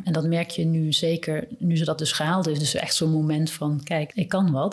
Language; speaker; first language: Dutch; native; Dutch